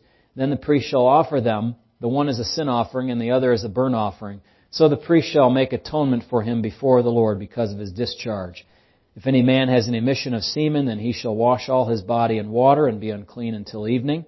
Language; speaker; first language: English; native; English